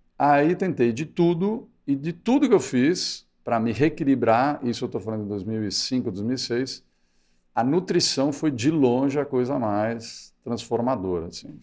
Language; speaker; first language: Portuguese; early bilingual, other home language; Spanish